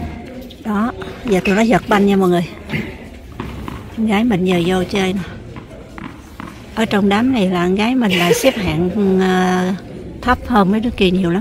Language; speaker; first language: Vietnamese; native; Vietnamese